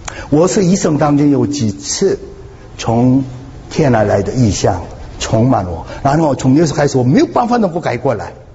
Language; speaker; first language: Chinese; non-native, fluent; Korean